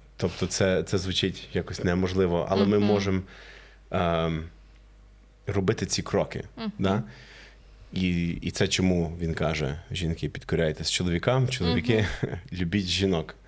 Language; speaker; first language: Ukrainian; non-native, fluent; English